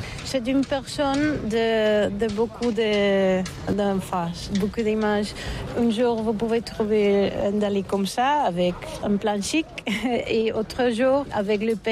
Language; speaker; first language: French; non-native, learner; Catalan